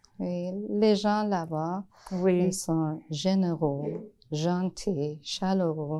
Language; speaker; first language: French; non-native, learner; Persian